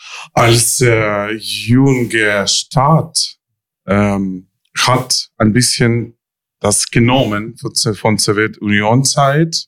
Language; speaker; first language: German; non-native, learner; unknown